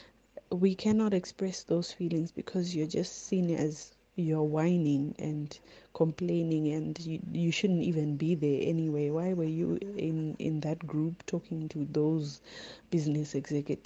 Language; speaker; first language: English; non-native, local second language; Shona